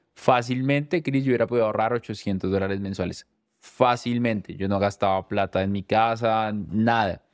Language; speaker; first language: Spanish; native; Spanish